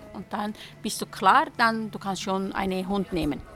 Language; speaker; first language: German; non-native, learner; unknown